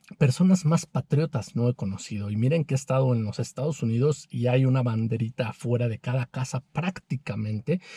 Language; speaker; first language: Spanish; native; Spanish